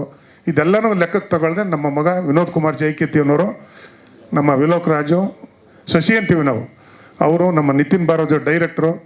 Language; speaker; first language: Kannada; native; Kannada